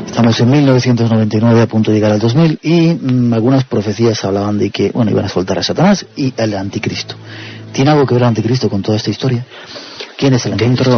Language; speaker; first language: Spanish; native; Spanish